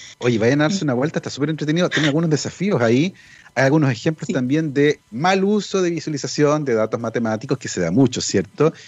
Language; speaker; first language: Spanish; native; Spanish